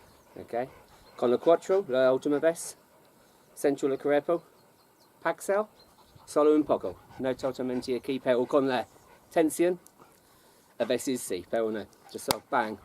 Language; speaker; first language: Spanish; non-native, learner; English